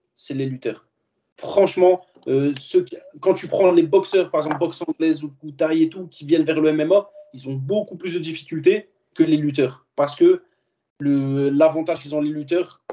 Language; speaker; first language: French; native; French